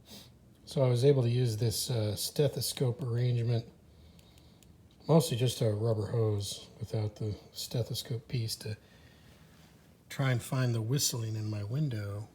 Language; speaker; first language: English; native; English